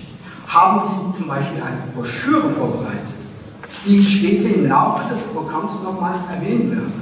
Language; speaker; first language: German; early bilingual, other home language; Turkish